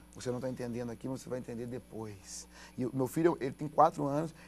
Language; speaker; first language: Portuguese; native; Portuguese